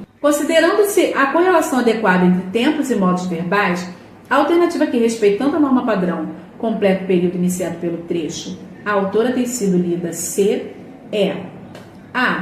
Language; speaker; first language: Portuguese; native; Portuguese